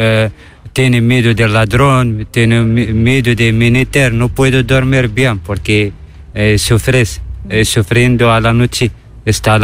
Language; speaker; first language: Spanish; non-native, learner; Arabic